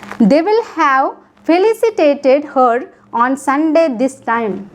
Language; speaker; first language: English; non-native, local second language; Telugu